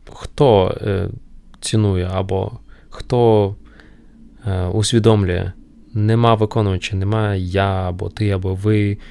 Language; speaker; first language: Ukrainian; non-native, local second language; Russian